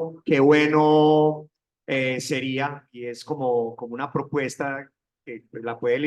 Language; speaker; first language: Spanish; native; Spanish